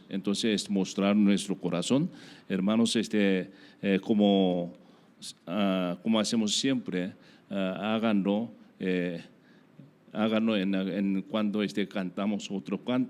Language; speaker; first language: Spanish; non-native, learner; Korean